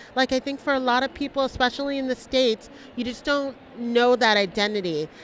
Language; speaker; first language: English; early bilingual, other home language; Spanish